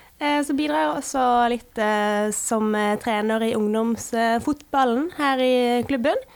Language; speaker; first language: Norwegian; native; Norwegian